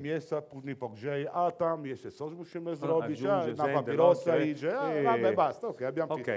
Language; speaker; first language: Polish; non-native, learner; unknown